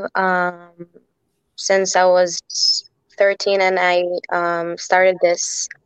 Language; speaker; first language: English; non-native, fluent; Hebrew